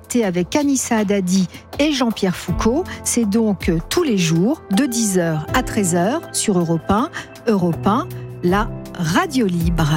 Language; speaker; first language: French; native; French